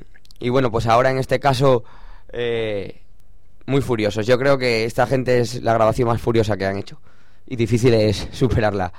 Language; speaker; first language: Spanish; native; Spanish